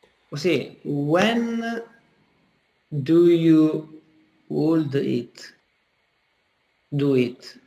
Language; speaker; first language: English; non-native, learner; Italian